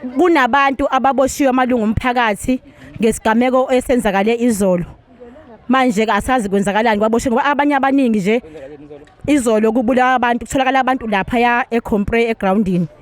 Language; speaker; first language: Zulu; native; Zulu